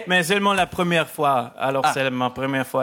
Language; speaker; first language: French; non-native, local second language; German